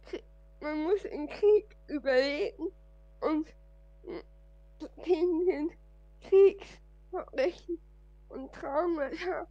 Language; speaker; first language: German; non-native, fluent; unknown